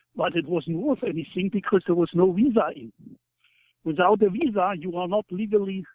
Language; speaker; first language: English; non-native, fluent; German